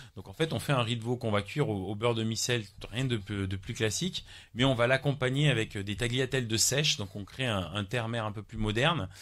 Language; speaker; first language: French; native; French